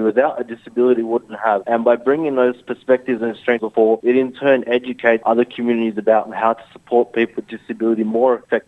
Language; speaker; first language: English; native; English